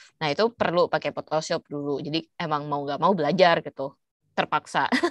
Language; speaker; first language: Indonesian; native; Indonesian